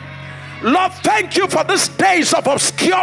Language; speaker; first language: English; non-native, local second language; Yoruba